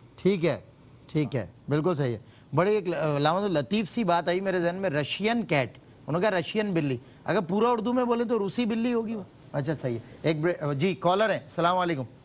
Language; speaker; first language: Urdu; native; Urdu